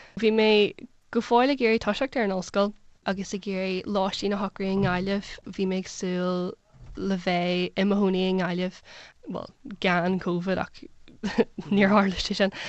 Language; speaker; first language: Irish; non-native, local second language; English